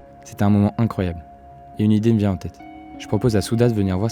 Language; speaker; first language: French; native; French